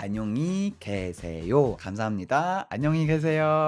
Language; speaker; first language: Korean; non-native, fluent; French